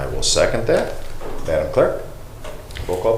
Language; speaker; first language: English; native; English